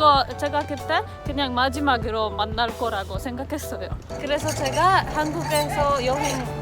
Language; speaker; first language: Korean; non-native, fluent; Polish